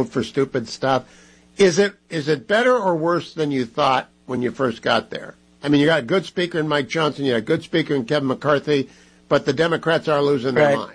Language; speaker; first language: English; native; English